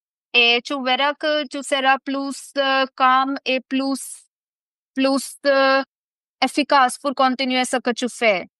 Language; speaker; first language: French; non-native, fluent; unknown